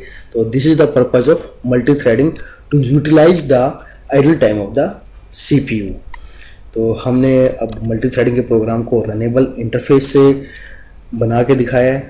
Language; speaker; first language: Hindi; native; Hindi